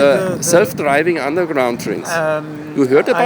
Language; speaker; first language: English; non-native, learner; German